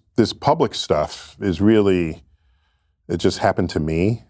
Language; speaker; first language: English; native; English